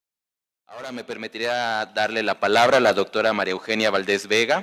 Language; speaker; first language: Spanish; native; Spanish